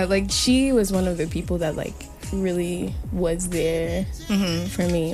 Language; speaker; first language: English; non-native, local second language; Akan